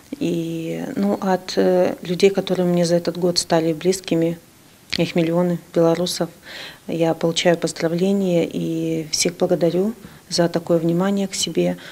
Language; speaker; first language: Russian; native; Russian